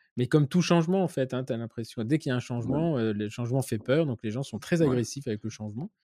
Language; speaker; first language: French; native; French